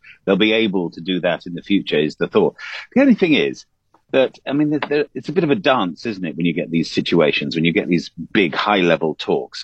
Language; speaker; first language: English; native; English